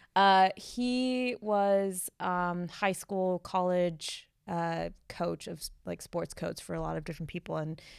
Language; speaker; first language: English; native; English